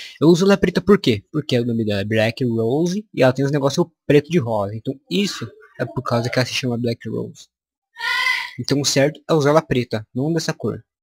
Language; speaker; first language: Portuguese; native; Portuguese